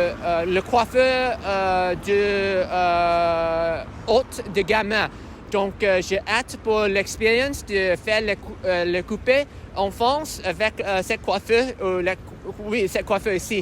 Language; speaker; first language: French; non-native, learner; English